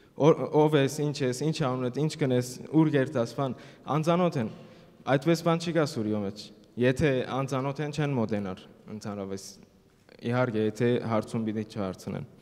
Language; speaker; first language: Armenian; early bilingual, heritage; Armenian